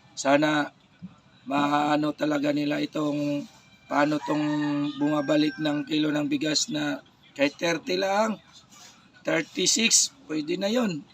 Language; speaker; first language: Filipino; non-native, local second language; Cebuano